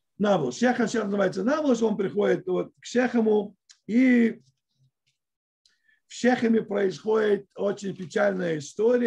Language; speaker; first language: Russian; native; Russian